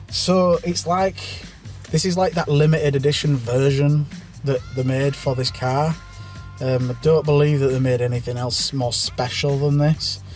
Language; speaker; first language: English; native; English